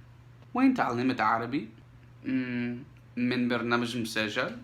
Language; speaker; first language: Arabic; non-native, learner; English